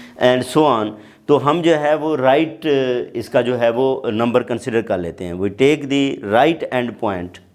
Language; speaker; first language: Urdu; non-native, local second language; Punjabi